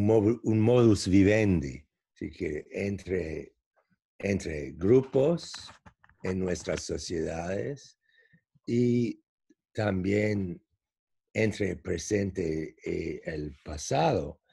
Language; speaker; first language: Spanish; non-native, fluent; English